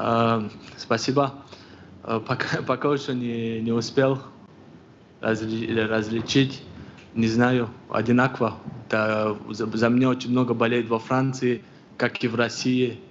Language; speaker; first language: Russian; non-native, local second language; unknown